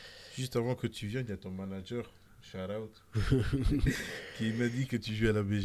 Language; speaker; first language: French; native; French